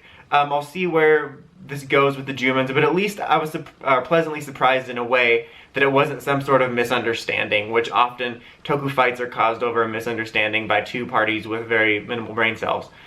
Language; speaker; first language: English; native; English